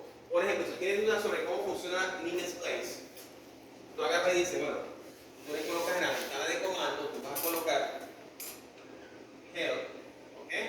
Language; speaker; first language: Spanish; native; Spanish